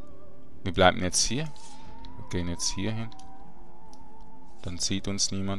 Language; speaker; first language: German; native; German